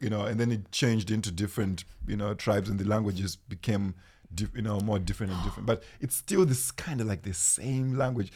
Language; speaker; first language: English; non-native, local second language; Shona